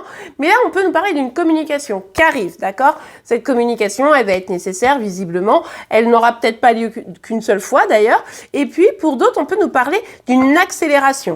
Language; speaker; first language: French; native; French